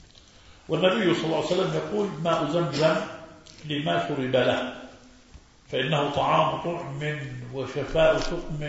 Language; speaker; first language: Arabic; native; Arabic